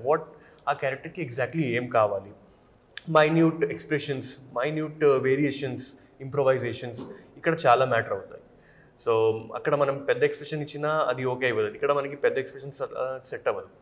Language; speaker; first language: Telugu; non-native, fluent; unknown